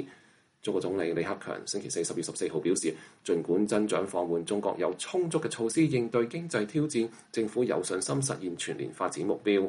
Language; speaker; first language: Chinese; native; Chinese